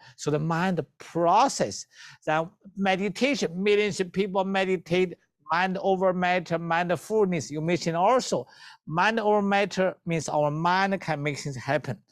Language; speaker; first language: English; non-native, learner; Chinese